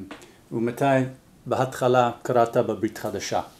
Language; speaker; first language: Hebrew; non-native, fluent; English